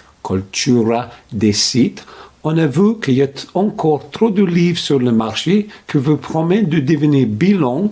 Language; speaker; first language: French; non-native, fluent; English